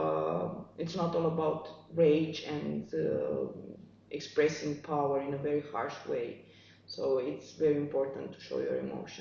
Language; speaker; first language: English; non-native, fluent; Romanian